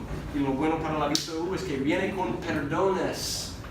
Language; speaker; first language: Spanish; non-native, fluent; English